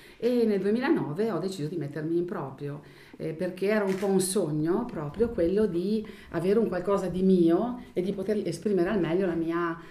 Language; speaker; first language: Italian; native; Italian